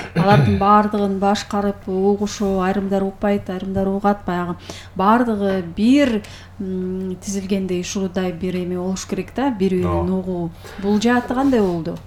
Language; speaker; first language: Kyrgyz; native; Kyrgyz